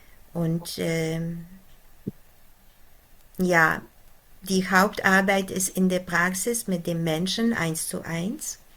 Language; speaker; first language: German; non-native, fluent; Polish